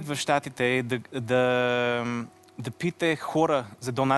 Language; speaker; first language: Bulgarian; non-native, learner; English